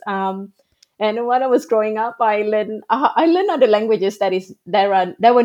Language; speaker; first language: English; non-native, local second language; Malay